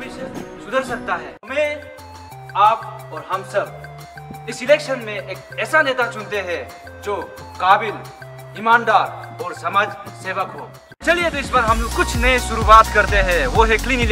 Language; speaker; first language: Hindi; non-native, local second language; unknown